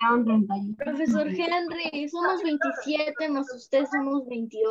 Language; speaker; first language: Spanish; native; Spanish